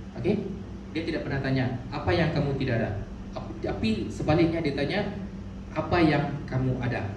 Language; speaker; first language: Malay; non-native, local second language; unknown